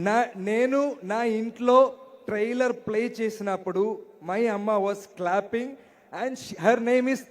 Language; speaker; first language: Telugu; non-native, learner; Malayalam